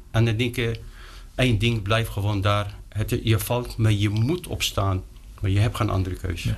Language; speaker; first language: Dutch; non-native, fluent; Arabic